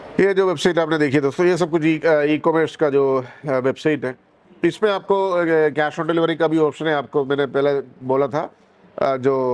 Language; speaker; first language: Hindi; non-native, local second language; Malayalam